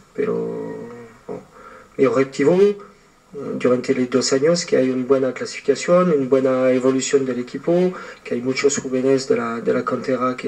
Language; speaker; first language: Spanish; non-native, fluent; French